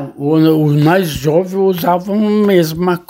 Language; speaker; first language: Portuguese; non-native, learner; Arabic